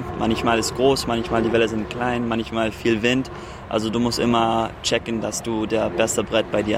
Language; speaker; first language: German; early bilingual, heritage; German